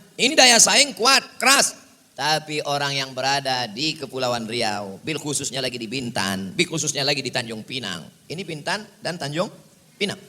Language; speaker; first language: Indonesian; native; Indonesian